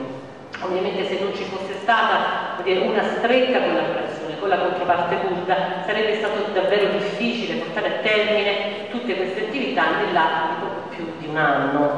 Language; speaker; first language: Italian; native; Italian